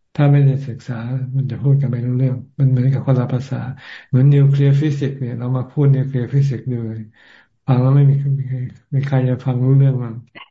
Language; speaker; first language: Thai; native; Thai